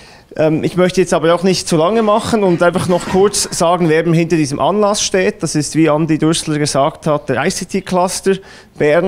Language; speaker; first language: German; native; German